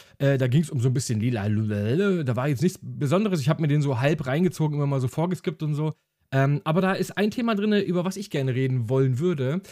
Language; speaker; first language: German; early bilingual, other home language; Hungarian